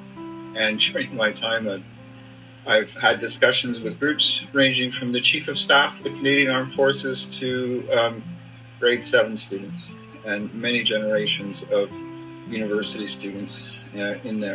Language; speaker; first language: English; native; English